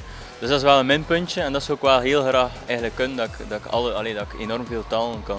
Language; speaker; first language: Dutch; native; Dutch